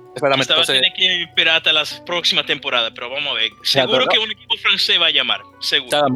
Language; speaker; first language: Spanish; early bilingual, heritage; Spanish